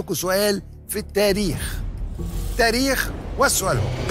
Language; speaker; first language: Arabic; native; Arabic